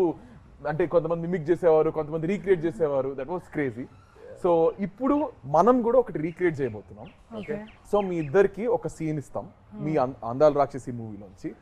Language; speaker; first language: Telugu; native; Telugu